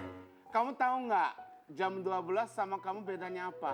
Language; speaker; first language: Indonesian; non-native, fluent; Japanese